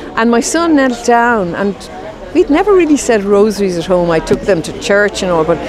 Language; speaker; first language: English; native; English